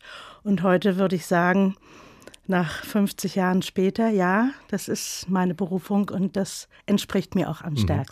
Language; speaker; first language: German; native; German